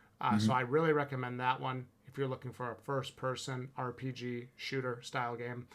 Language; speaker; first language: English; native; English